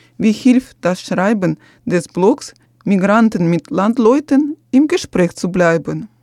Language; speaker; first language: German; non-native, fluent; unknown